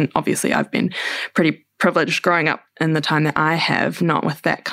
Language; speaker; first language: English; native; English